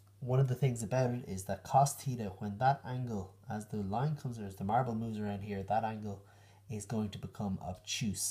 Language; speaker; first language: English; native; English